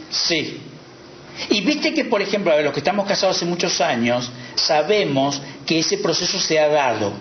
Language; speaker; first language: Spanish; native; Spanish